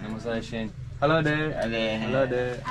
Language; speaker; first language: Indonesian; non-native, learner; English